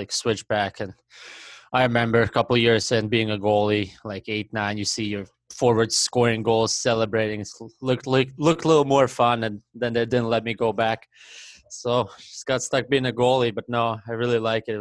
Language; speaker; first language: English; non-native, fluent; Latvian